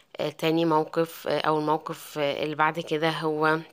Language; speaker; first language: Arabic; native; Arabic